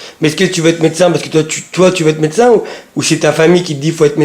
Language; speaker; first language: French; native; French